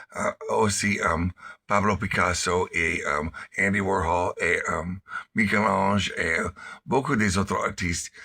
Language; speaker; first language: French; non-native, learner; English